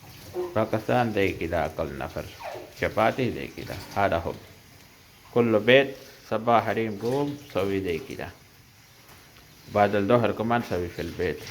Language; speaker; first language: Arabic; non-native, local second language; Urdu